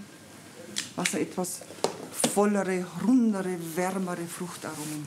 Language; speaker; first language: German; native; German